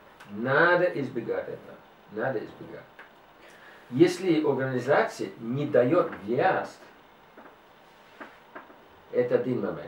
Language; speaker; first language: Russian; non-native, fluent; English